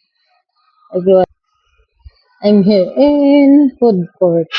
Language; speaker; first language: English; non-native, local second language; Filipino